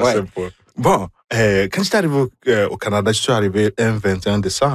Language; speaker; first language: French; non-native, fluent; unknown